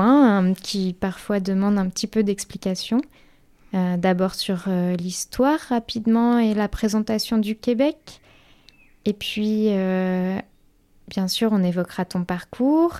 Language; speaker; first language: French; native; French